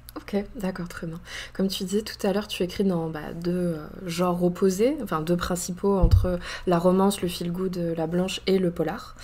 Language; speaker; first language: French; native; French